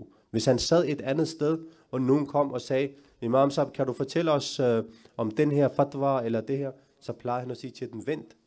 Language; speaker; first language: Danish; early bilingual, other home language; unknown